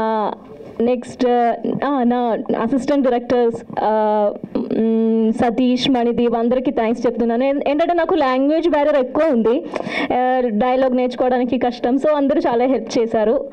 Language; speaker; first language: Telugu; non-native, learner; Malayalam